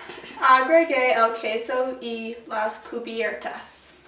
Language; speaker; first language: Spanish; non-native, learner; English